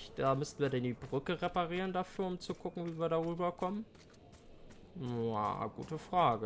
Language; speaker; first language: German; native; German